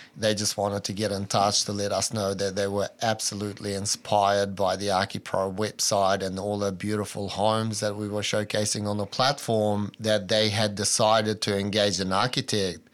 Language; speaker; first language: English; early bilingual, other home language; Albanian